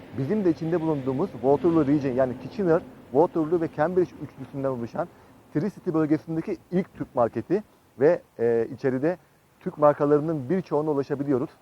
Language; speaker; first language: Turkish; native; Turkish